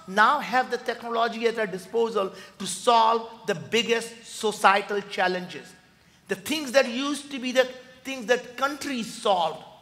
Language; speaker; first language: English; non-native, local second language; Hindi